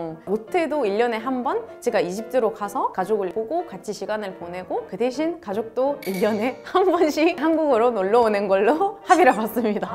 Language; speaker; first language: Korean; non-native, fluent; Arabic